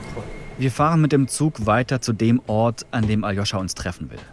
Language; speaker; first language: German; native; German